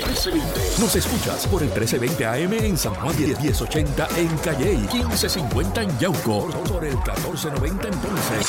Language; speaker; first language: Spanish; native; Spanish